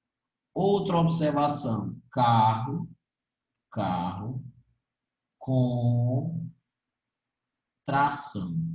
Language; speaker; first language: Portuguese; native; Portuguese